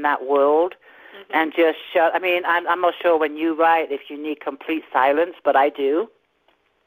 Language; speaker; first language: English; native; English